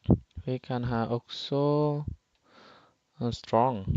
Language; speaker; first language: Norwegian; non-native, fluent; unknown